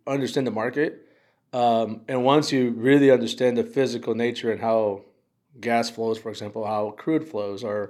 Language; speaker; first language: English; early bilingual, other home language; Spanish